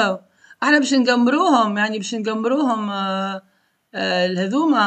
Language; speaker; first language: Arabic; native; Arabic